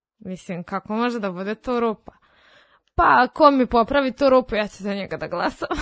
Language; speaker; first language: Serbian; non-native, local second language; Rusyn